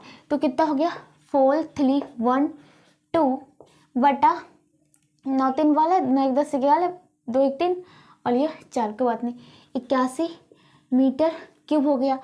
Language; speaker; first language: Hindi; native; Hindi